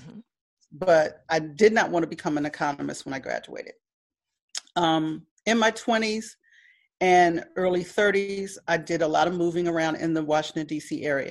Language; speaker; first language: English; native; English